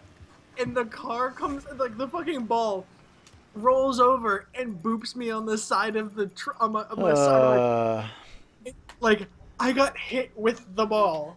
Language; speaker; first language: English; native; English